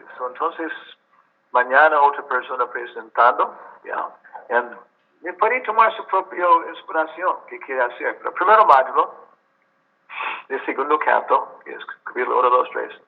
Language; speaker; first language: Spanish; non-native, learner; English